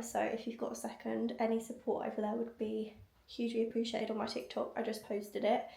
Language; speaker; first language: English; native; English